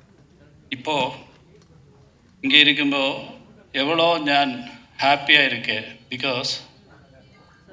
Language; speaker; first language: Tamil; non-native, learner; Malayalam